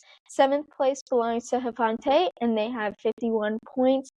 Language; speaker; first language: English; native; English